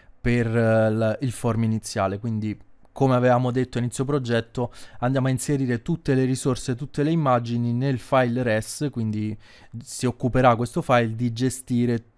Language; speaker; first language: Italian; native; Italian